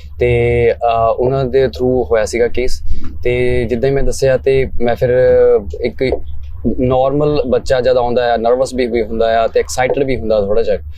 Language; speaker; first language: Punjabi; native; Punjabi